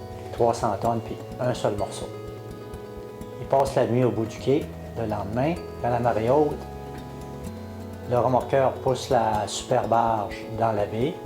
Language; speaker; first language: French; native; French